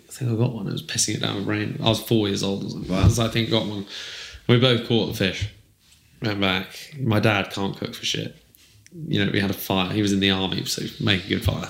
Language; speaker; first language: English; native; English